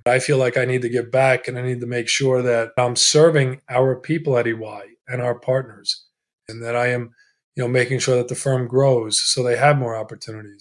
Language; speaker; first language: English; early bilingual, other home language; Italian